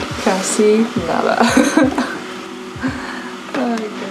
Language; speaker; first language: Spanish; non-native, learner; English